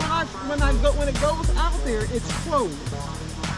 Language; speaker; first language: English; native; English